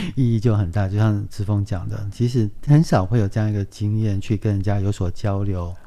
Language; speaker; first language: Chinese; native; Chinese